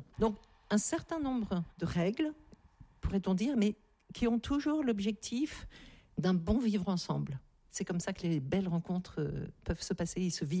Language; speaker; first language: French; native; French